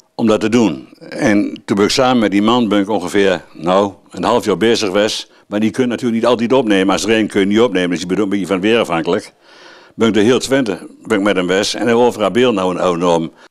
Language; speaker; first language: Dutch; native; Dutch